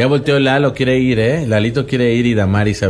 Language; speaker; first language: Spanish; native; Spanish